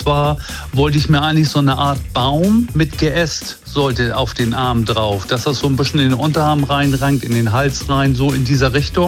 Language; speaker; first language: German; native; German